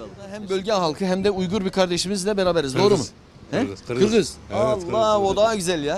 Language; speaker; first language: Turkish; native; Turkish